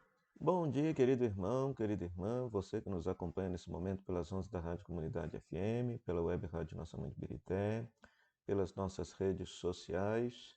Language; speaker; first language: Portuguese; native; Portuguese